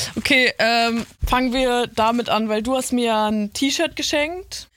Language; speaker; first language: German; native; German